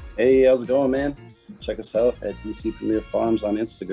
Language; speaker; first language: English; native; English